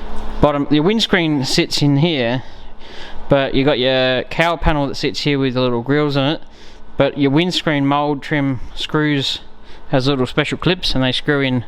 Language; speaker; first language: English; native; English